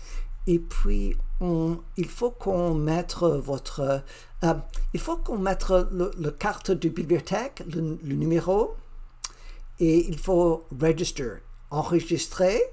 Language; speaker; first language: French; non-native, learner; English